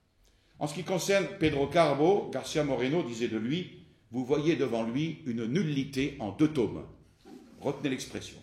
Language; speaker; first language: French; native; French